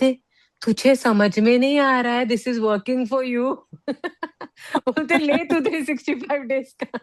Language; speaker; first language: Hindi; native; Hindi